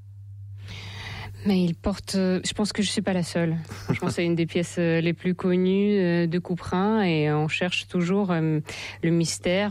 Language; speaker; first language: French; non-native, fluent; Ukrainian